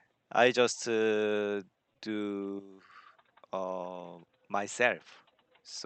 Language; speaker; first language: English; non-native, learner; Korean